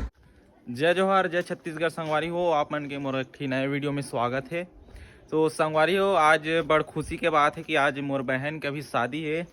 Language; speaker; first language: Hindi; non-native, local second language; Chhattisgarhi